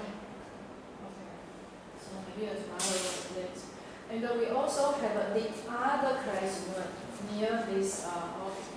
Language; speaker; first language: English; non-native, learner; Chinese